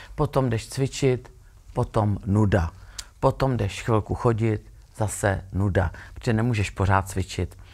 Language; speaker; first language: Czech; native; Czech